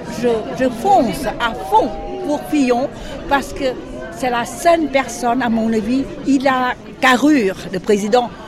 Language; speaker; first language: French; non-native, fluent; Vietnamese